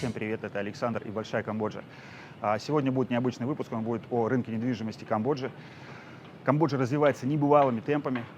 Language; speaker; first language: Russian; native; Russian